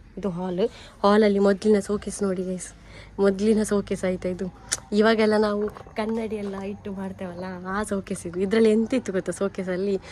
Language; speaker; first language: Kannada; non-native, local second language; Tulu